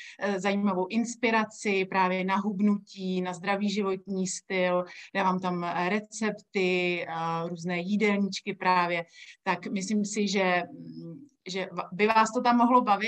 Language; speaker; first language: Czech; native; Czech